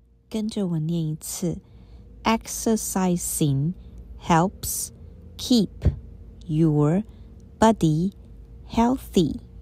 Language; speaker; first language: English; non-native, fluent; Chinese